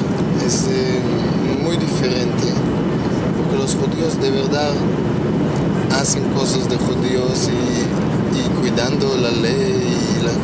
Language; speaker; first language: Spanish; early bilingual, heritage; Hebrew